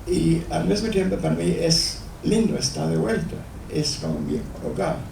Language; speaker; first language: Spanish; non-native, fluent; English